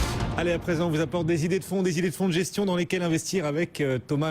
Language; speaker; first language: French; native; French